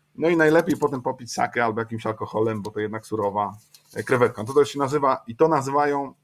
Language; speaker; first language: Polish; native; Polish